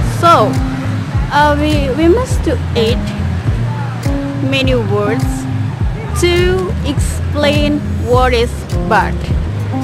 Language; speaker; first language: English; non-native, learner; Indonesian